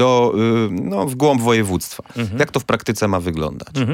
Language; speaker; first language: Polish; native; Polish